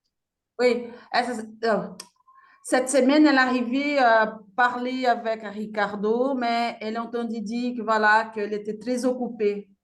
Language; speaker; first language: French; non-native, fluent; Portuguese